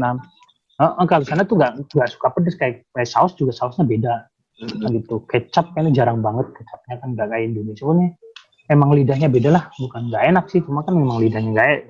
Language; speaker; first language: Indonesian; native; Indonesian